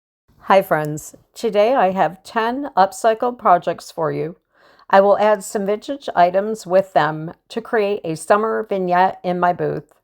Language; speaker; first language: English; native; English